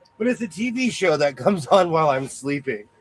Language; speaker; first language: English; native; English